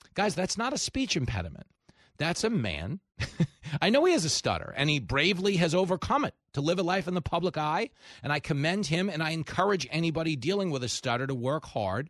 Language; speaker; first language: English; native; English